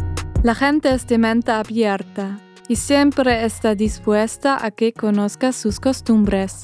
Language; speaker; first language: Spanish; non-native, fluent; German